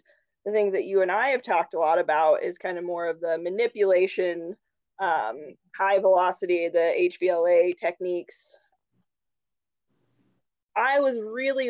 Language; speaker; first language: English; native; English